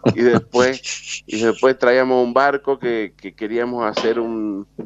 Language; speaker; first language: Spanish; native; Spanish